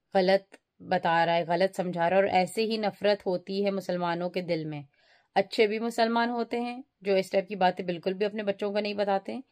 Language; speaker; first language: Urdu; early bilingual, heritage; Urdu